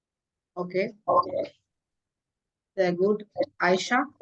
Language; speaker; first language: German; non-native, fluent; Hindi